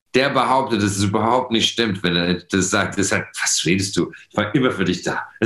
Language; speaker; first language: German; non-native, fluent; English